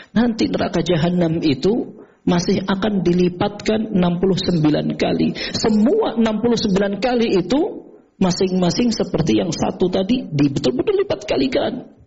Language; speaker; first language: Indonesian; native; Indonesian